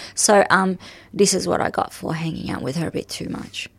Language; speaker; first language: English; early bilingual, other home language; Arabic